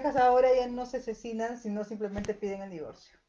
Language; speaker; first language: Spanish; native; Spanish